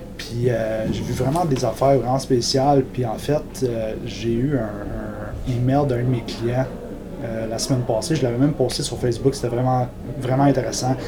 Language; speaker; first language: French; non-native, local second language; English